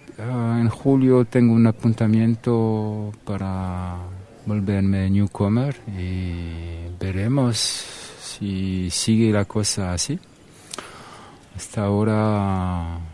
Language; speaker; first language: Spanish; non-native, fluent; French